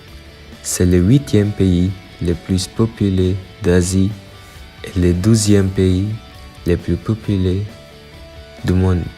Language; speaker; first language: French; non-native, learner; Filipino